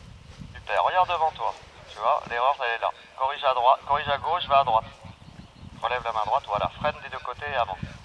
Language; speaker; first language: French; native; French